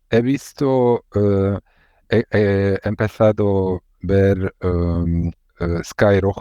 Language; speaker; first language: Spanish; non-native, learner; Hungarian